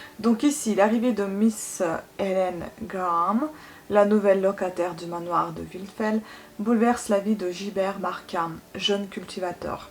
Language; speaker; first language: French; non-native, fluent; Russian